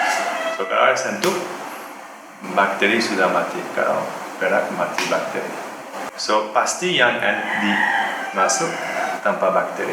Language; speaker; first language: Indonesian; non-native, learner; Dutch